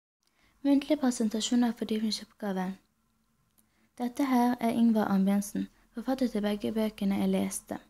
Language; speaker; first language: Norwegian; non-native, learner; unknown